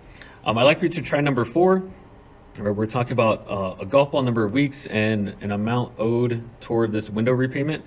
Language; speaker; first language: English; native; English